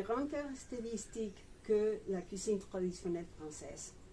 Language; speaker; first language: French; non-native, fluent; Spanish